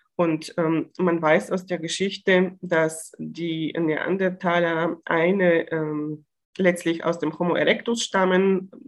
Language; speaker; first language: German; non-native, fluent; Bulgarian